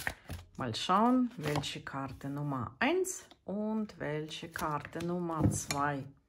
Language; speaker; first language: German; non-native, fluent; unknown